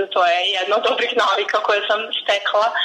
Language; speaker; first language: Serbian; native; Serbian